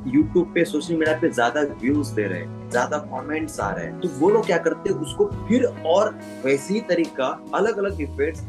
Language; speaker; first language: Hindi; non-native, local second language; Marathi